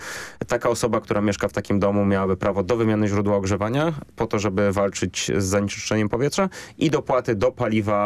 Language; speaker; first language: Polish; native; Polish